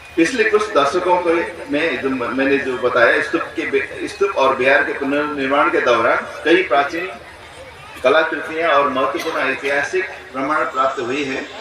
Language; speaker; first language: Hindi; non-native, fluent; Newari